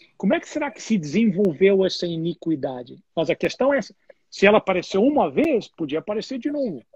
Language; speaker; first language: Portuguese; non-native, fluent; English